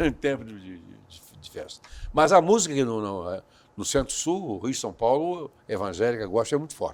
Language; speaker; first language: Portuguese; native; Portuguese